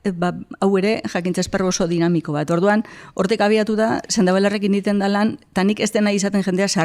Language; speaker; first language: Basque; native; Basque